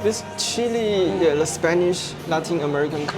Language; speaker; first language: English; non-native, learner; Chinese